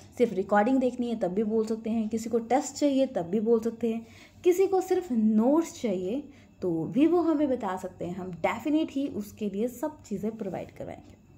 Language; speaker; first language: Hindi; native; Hindi